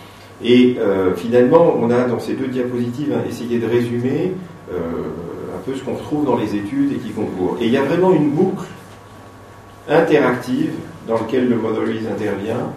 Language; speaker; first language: French; native; French